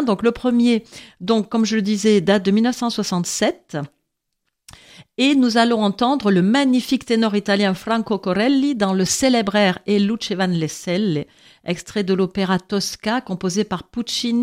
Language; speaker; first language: French; native; French